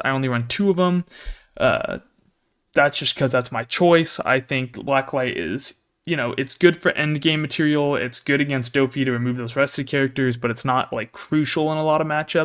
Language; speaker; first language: English; native; English